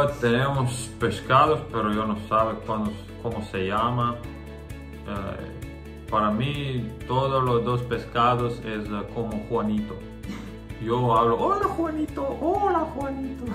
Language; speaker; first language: Spanish; non-native, learner; Croatian